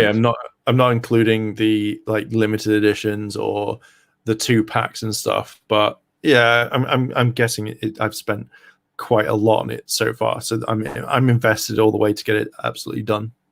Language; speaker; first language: English; native; English